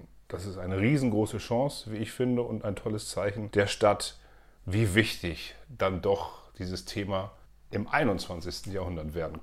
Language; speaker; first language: German; native; German